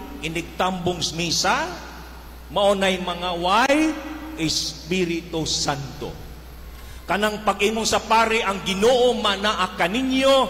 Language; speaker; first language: Cebuano; native; Cebuano